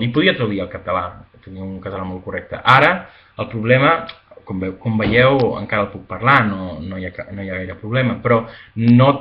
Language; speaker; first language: Catalan; non-native, local second language; Spanish